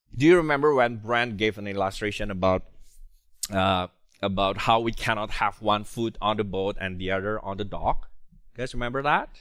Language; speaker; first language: English; non-native, fluent; Indonesian